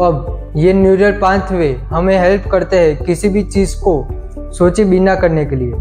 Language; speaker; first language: Hindi; non-native, local second language; Gujarati